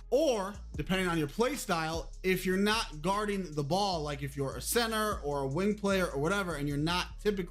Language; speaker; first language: English; native; English